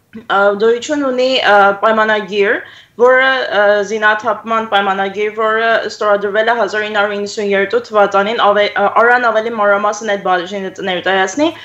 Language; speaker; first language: Armenian; early bilingual, heritage; Armenian